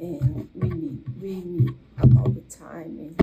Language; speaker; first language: English; non-native, learner; Portuguese